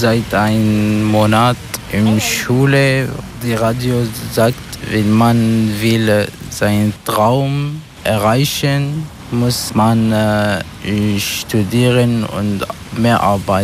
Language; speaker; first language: German; non-native, learner; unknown